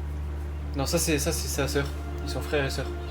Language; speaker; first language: French; native; French